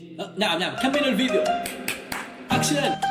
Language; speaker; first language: Arabic; native; Arabic